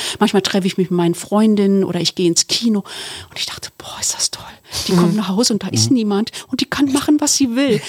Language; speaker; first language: German; early bilingual, other home language; Turkish